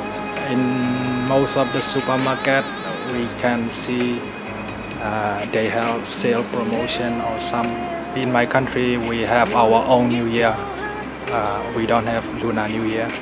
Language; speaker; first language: English; non-native, fluent; Burmese